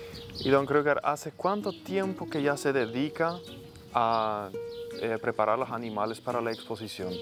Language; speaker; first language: Spanish; native; Spanish